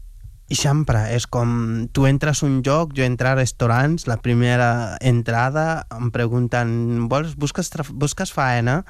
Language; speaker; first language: Catalan; non-native, fluent; Wolof